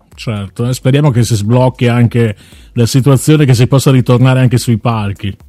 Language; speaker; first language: Italian; native; Italian